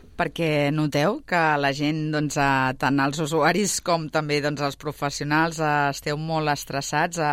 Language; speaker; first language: Catalan; native; Catalan